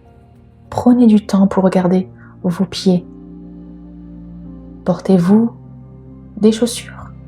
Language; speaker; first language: French; native; French